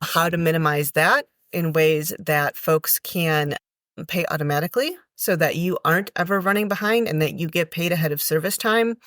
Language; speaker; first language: English; native; English